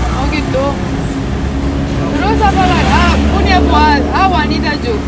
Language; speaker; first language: Indonesian; non-native, fluent; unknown